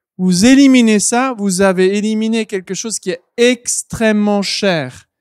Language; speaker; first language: French; native; French